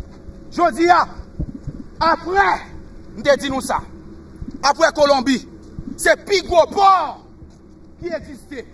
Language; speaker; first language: French; non-native, local second language; Haitian Creole